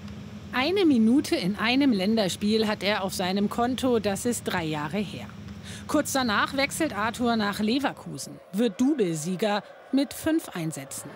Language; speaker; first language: German; native; German